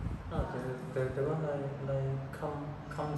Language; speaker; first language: Thai; non-native, learner; Cantonese